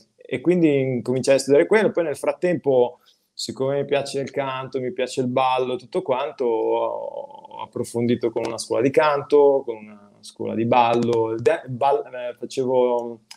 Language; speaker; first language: Italian; native; Italian